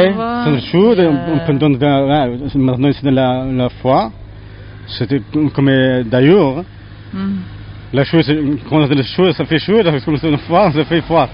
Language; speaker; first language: French; non-native, learner; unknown